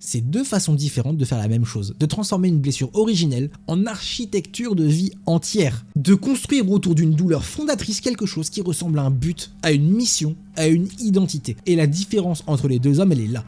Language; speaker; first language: French; native; French